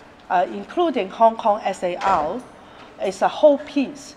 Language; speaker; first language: English; non-native, local second language; Cantonese